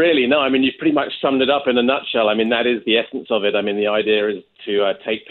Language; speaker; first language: English; native; English